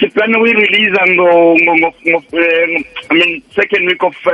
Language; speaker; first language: English; non-native, local second language; Zulu